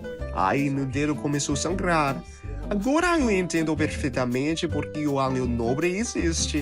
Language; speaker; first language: Portuguese; non-native, learner; Chinese